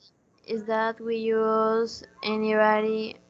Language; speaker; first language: English; non-native, learner; Spanish